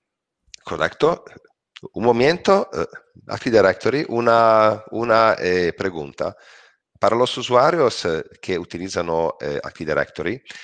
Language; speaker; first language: Spanish; non-native, learner; Italian